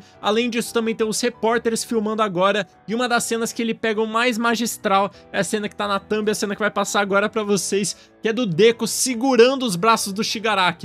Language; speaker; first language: Portuguese; native; Portuguese